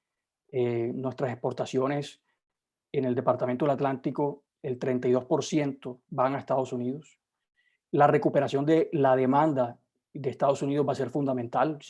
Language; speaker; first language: Spanish; native; Spanish